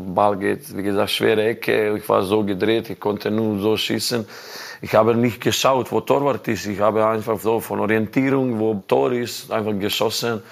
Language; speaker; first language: German; non-native, learner; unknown